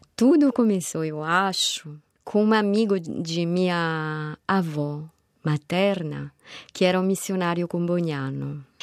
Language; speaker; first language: Portuguese; non-native, fluent; Italian